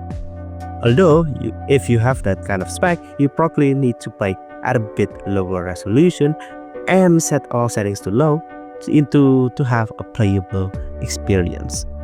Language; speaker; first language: English; non-native, fluent; Indonesian